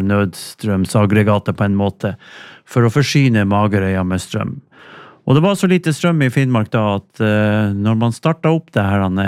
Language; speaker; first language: Norwegian; native; Norwegian